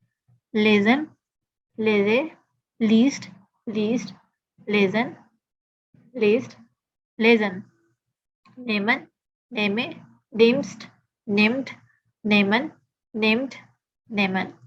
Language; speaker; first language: German; non-native, learner; Urdu